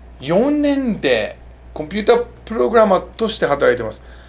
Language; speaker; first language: Japanese; non-native, fluent; English